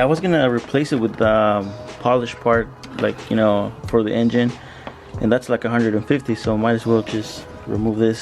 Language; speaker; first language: English; native; English